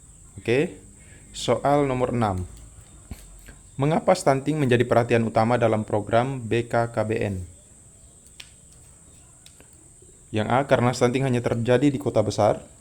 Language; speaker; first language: Indonesian; native; Indonesian